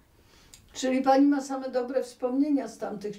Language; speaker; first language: Polish; native; Polish